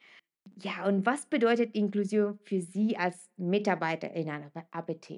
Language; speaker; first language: German; non-native, fluent; Italian